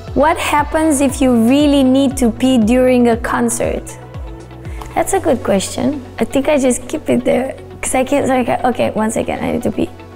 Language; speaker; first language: English; non-native, fluent; Romanian